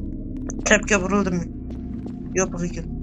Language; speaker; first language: Turkish; non-native, learner; Uzbek